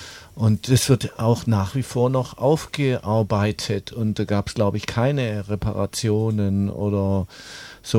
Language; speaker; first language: German; native; German